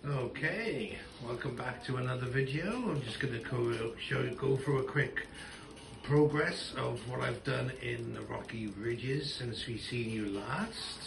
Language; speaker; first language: English; native; English